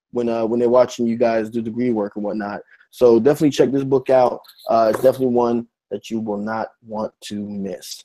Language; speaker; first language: English; native; English